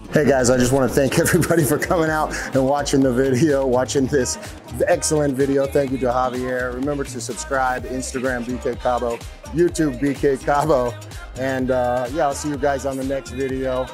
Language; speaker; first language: English; native; English